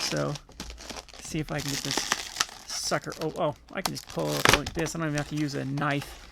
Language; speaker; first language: English; native; English